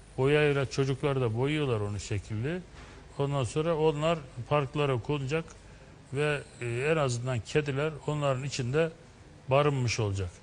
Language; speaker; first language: Turkish; native; Turkish